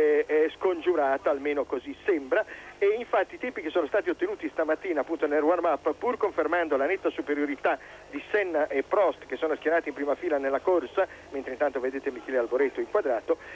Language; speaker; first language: Italian; native; Italian